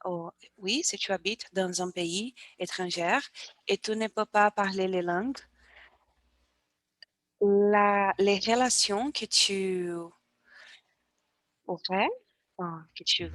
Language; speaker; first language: French; non-native, learner; Portuguese